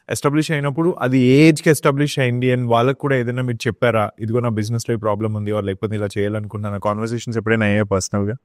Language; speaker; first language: Telugu; native; Telugu